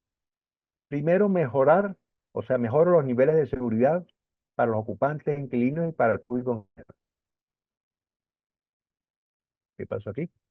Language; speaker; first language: Spanish; native; Spanish